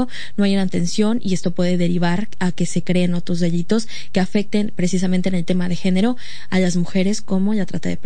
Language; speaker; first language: Spanish; native; Spanish